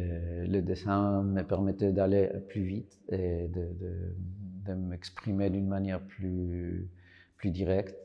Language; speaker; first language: French; non-native, fluent; Spanish